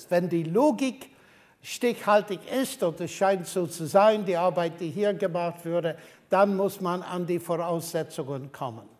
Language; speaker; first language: German; non-native, fluent; English